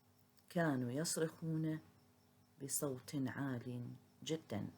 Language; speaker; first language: Arabic; native; Arabic